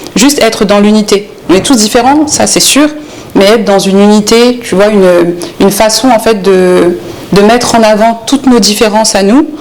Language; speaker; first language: French; early bilingual, other home language; Lingala